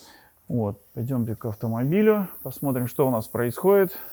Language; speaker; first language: Russian; native; Russian